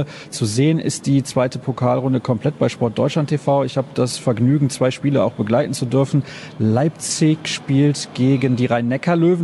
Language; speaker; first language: German; native; German